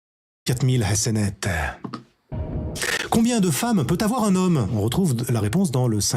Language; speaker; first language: French; native; French